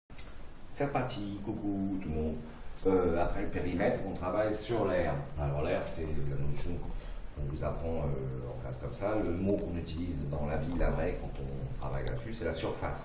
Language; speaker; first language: French; native; French